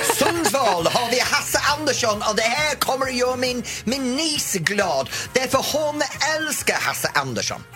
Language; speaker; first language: Swedish; non-native, fluent; English